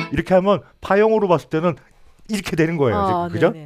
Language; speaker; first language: Korean; native; Korean